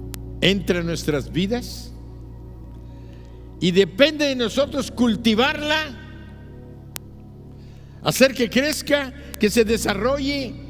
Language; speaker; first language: Spanish; native; Spanish